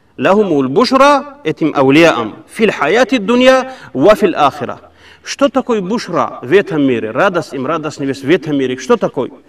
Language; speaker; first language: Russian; non-native, local second language; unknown